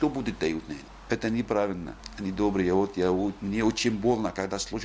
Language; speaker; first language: Russian; non-native, learner; Arabic